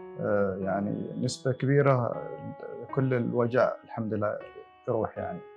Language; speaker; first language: Arabic; non-native, learner; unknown